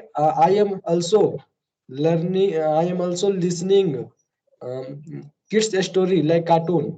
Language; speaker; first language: English; non-native, learner; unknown